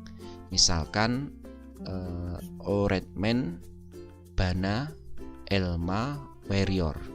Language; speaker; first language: Turkish; non-native, learner; Indonesian